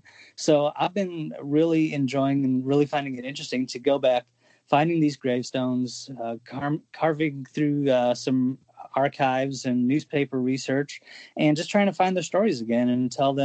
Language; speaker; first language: English; native; English